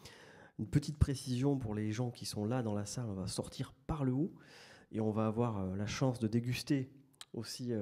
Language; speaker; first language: French; native; French